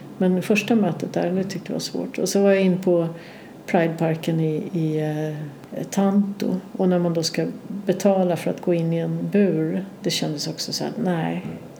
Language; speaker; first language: Swedish; native; Swedish